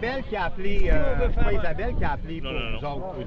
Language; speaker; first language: French; native; French